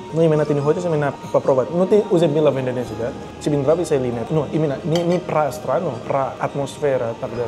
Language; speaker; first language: Russian; non-native, learner; Indonesian